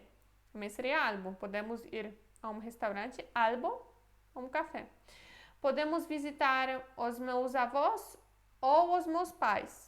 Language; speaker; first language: Portuguese; non-native, fluent; Polish